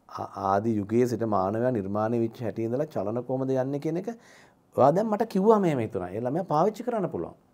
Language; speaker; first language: Sinhala; native; Sinhala